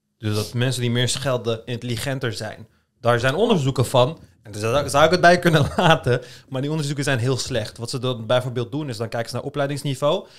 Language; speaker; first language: Dutch; early bilingual, other home language; Turkish